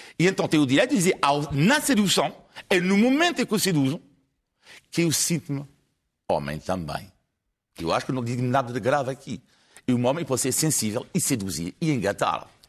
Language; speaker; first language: Portuguese; non-native, fluent; French